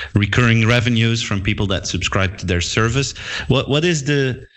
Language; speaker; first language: English; non-native, fluent; Dutch